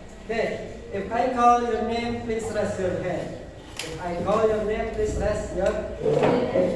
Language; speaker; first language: English; non-native, learner; Indonesian